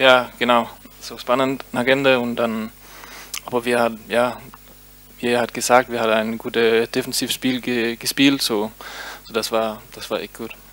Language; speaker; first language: German; non-native, learner; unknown